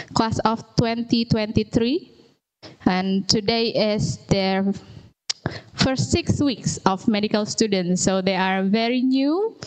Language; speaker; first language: English; non-native, fluent; Indonesian